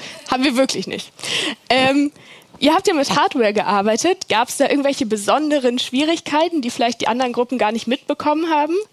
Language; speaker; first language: German; native; German